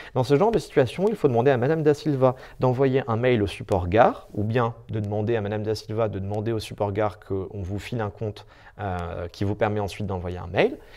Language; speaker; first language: French; native; French